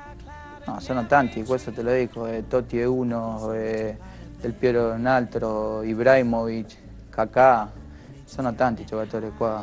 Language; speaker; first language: Italian; non-native, fluent; Spanish